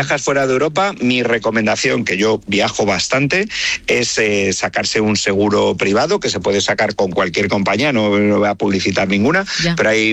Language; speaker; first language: Spanish; native; Spanish